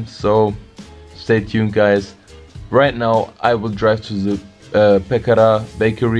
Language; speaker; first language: English; non-native, learner; Bosnian